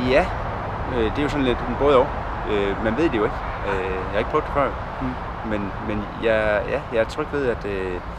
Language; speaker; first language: Danish; native; Danish